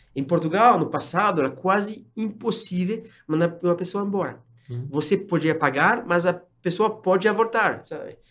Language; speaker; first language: Portuguese; non-native, fluent; French